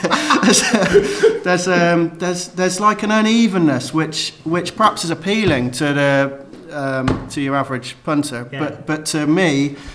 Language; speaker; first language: English; native; English